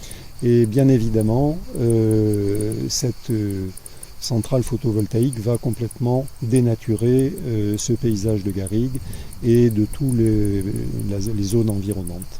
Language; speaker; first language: French; native; French